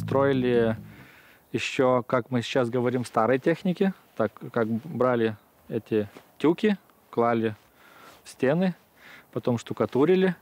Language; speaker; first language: Russian; non-native, local second language; Lithuanian